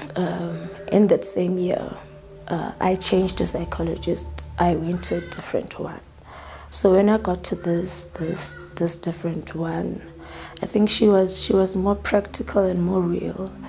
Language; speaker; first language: English; non-native, local second language; Southern Sotho